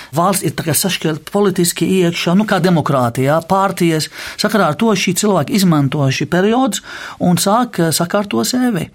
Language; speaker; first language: Latvian; non-native, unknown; Arabic